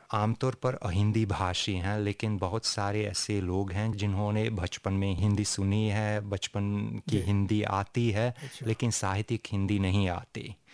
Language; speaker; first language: Hindi; non-native, fluent; Hungarian